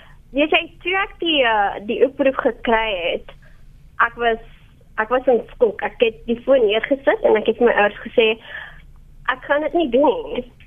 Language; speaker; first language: Afrikaans; non-native, local second language; English